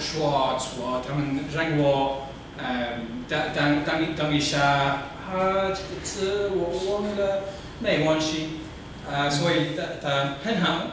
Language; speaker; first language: Chinese; non-native, learner; English